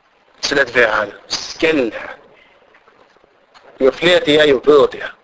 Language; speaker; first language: Danish; non-native, fluent; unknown